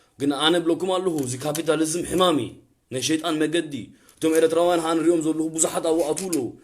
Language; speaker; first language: Tigrinya; early bilingual, heritage; Tigrinya